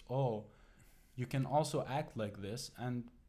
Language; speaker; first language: English; non-native, fluent; Persian